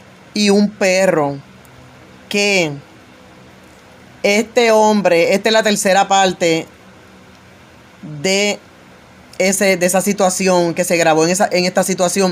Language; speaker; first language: Spanish; native; Spanish